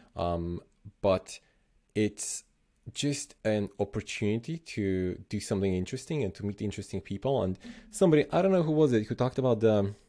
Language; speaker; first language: English; non-native, fluent; Slovenian